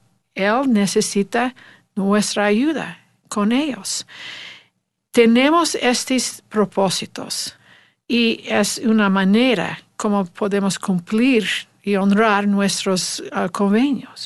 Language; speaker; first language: Spanish; non-native, learner; English